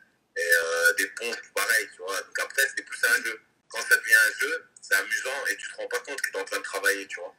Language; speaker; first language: French; native; French